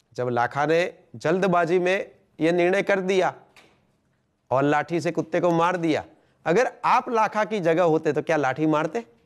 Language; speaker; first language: Hindi; non-native, local second language; Gujarati